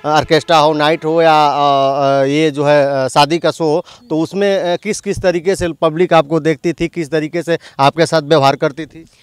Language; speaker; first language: Hindi; native; Hindi